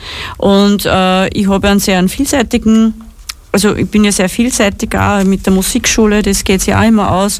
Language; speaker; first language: German; native; German